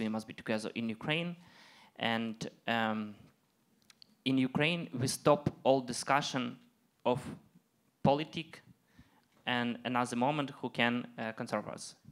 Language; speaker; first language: English; non-native, learner; Ukrainian